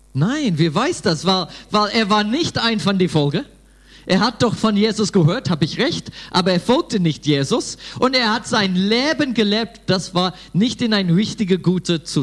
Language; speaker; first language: German; non-native, fluent; English